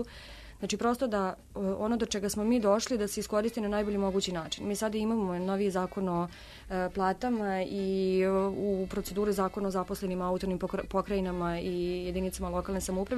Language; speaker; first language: Serbian; native; Serbian